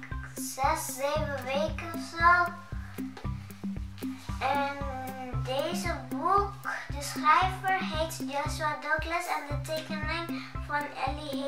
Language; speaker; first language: Dutch; early bilingual, other home language; Indonesian